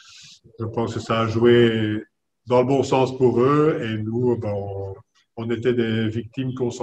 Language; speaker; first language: French; native; French